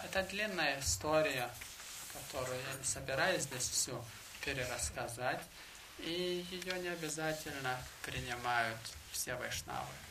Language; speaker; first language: Russian; native; Russian